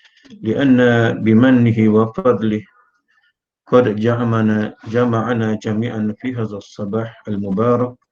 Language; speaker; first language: Arabic; non-native, fluent; Malay